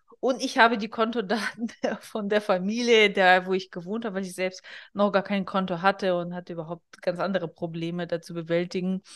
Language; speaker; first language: German; non-native, fluent; Russian